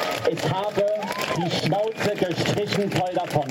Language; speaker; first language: German; native; German